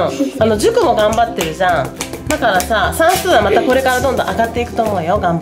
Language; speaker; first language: Japanese; native; Japanese